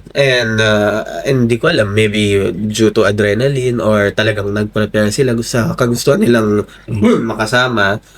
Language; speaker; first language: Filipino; native; Filipino